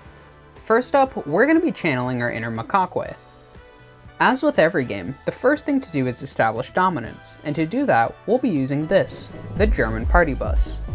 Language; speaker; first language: English; native; English